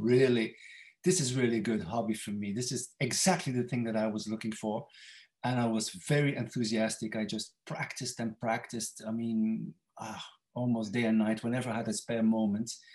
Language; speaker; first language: English; non-native, fluent; Dutch